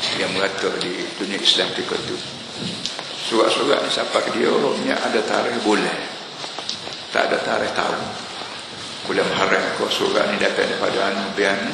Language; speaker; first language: Malay; native; Malay